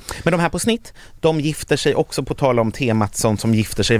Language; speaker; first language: Swedish; native; Swedish